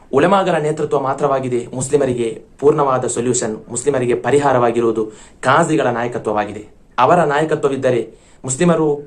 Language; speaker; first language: Kannada; native; Kannada